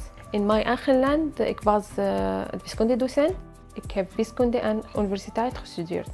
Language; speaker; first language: Dutch; non-native, learner; Arabic